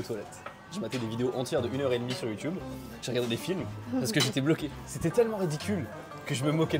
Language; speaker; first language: French; native; French